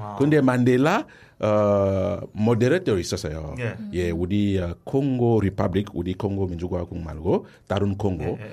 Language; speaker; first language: Korean; non-native, learner; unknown